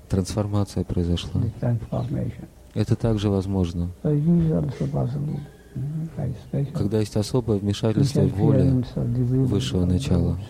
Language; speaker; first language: Russian; native; Russian